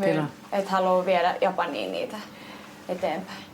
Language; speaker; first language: Finnish; non-native, learner; Japanese